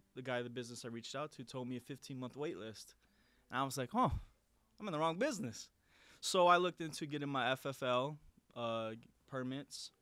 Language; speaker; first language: English; native; English